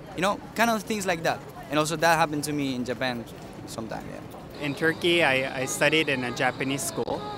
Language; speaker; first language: English; early bilingual, other home language; Spanish